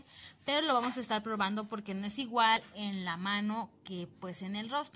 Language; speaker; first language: Spanish; native; Spanish